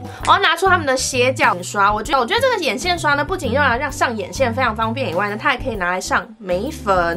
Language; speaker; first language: Chinese; native; Chinese